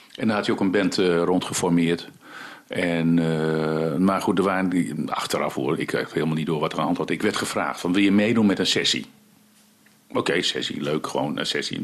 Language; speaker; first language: Dutch; early bilingual, other home language; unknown